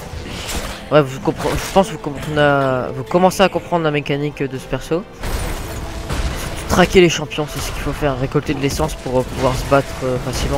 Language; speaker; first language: French; native; French